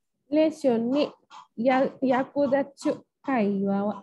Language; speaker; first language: Japanese; non-native, learner; Bangla